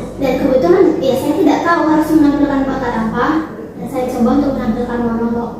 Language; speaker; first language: Indonesian; native; Indonesian